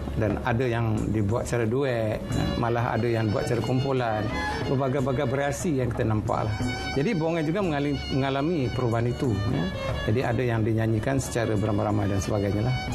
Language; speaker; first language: Malay; native; Malay